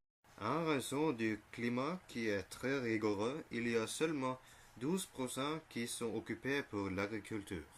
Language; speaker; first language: French; non-native, learner; Norwegian